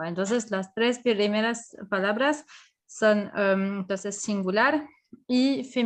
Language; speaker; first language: Spanish; non-native, fluent; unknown